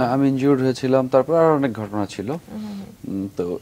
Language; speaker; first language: Bangla; native; Bangla